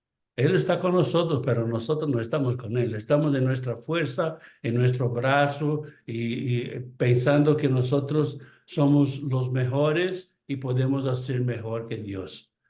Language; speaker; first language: Spanish; non-native, fluent; Portuguese